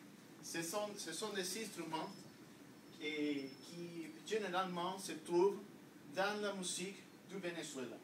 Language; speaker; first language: French; non-native, learner; Spanish